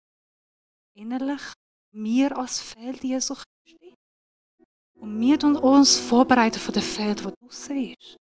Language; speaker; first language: German; non-native, fluent; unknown